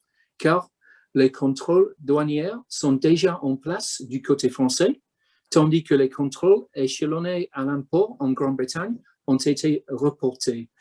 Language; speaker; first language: French; non-native, fluent; English